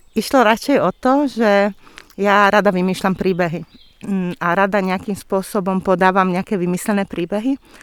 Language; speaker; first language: Slovak; non-native, local second language; Hungarian